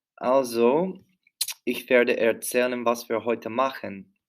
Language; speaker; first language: German; non-native, fluent; English